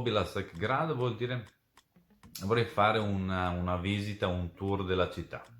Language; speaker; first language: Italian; non-native, fluent; Serbian